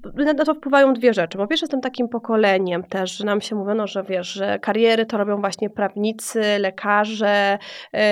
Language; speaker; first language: Polish; native; Polish